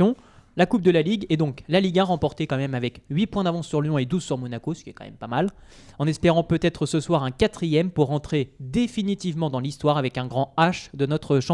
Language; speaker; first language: French; native; French